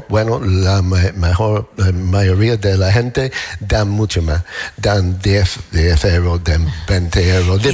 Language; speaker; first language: Spanish; non-native, learner; English